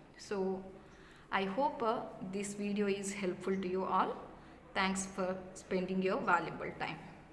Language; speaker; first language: English; non-native, local second language; Telugu